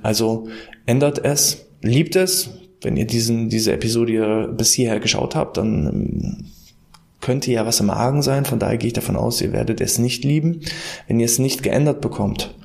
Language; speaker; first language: German; native; German